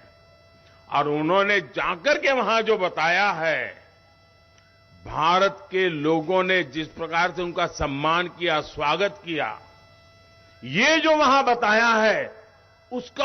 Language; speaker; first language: Hindi; non-native, local second language; Gujarati